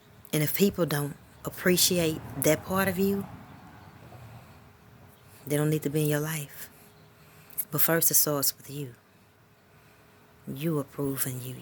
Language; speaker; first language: English; native; English